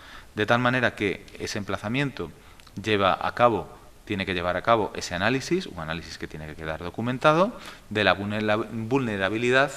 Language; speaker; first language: Spanish; native; Spanish